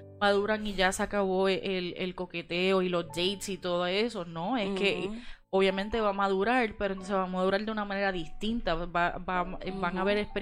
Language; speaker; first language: Spanish; native; Spanish